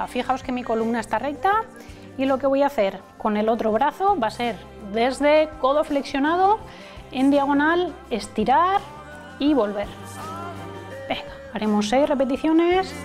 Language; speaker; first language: Spanish; native; Spanish